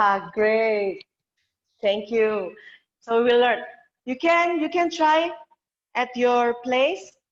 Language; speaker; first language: English; non-native, learner; Indonesian